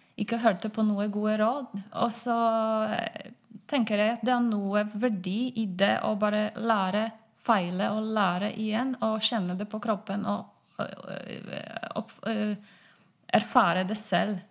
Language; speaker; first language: Norwegian; non-native, fluent; Polish